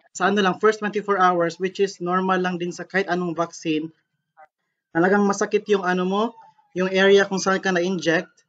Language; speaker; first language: Filipino; non-native, local second language; Cebuano